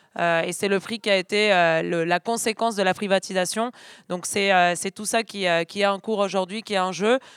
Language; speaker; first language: French; non-native, fluent; Spanish